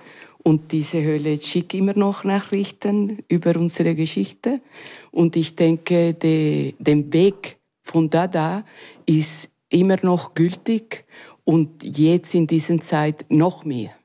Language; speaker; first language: German; non-native, learner; Spanish